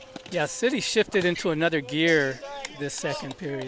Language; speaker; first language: English; native; English